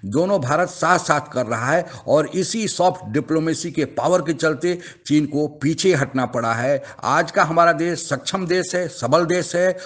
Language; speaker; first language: Hindi; native; Hindi